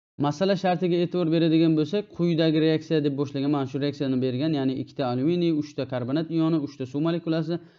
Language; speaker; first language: Uzbek; native; Uzbek